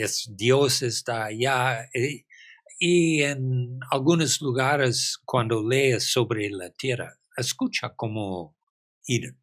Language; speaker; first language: Spanish; non-native, fluent; English